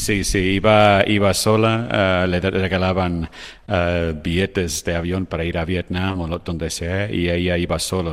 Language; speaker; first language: Spanish; non-native, fluent; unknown